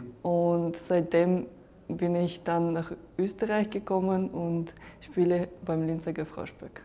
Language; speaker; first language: German; non-native, fluent; Russian